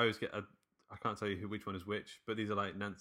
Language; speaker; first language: English; native; English